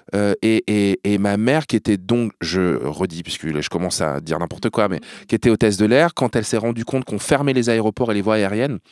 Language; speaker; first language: French; native; French